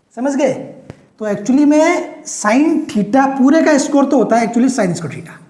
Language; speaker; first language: Hindi; native; Hindi